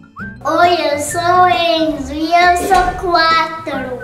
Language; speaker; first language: Portuguese; early bilingual, heritage; Portuguese